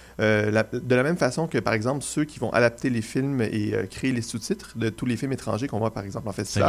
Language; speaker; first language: French; native; French